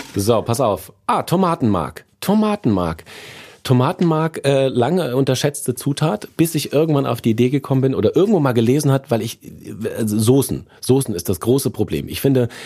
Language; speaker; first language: German; native; German